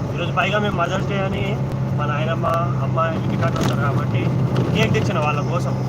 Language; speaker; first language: Telugu; non-native, local second language; Lambadi